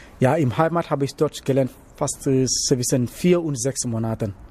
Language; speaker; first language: German; non-native, learner; Wolof